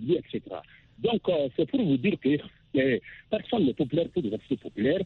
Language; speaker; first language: French; non-native, local second language; Bambara